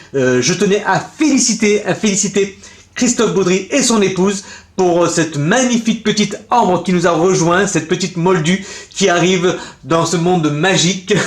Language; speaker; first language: French; native; French